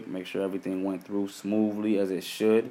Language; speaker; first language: English; native; English